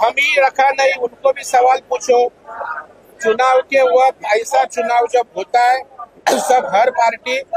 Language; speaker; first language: Hindi; non-native, local second language; Marathi